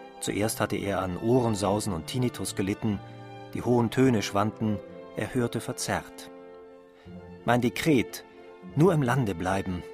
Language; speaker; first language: German; native; German